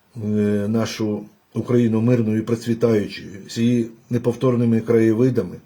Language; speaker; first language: Ukrainian; native; Ukrainian